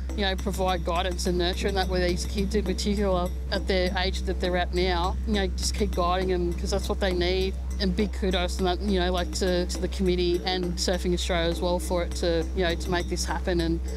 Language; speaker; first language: English; native; English